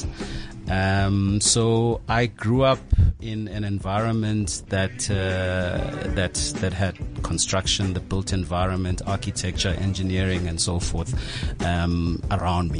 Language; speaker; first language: English; non-native, local second language; Zulu